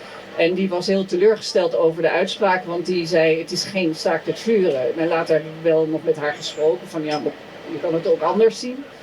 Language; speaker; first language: Dutch; native; Dutch